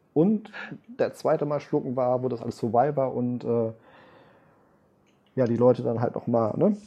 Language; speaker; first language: German; native; German